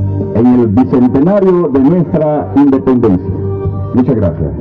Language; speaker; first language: Spanish; native; Spanish